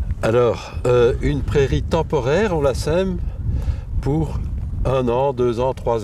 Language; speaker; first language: French; native; French